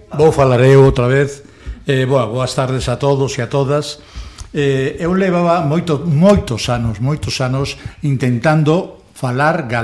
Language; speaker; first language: Galician; non-native, learner; Spanish